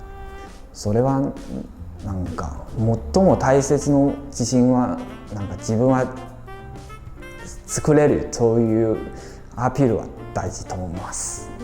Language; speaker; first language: Japanese; non-native, fluent; Chinese